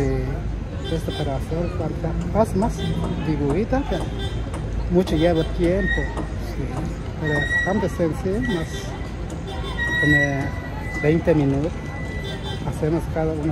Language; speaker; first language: Spanish; non-native, local second language; Tzeltal